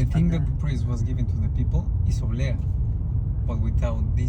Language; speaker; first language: English; non-native, fluent; Spanish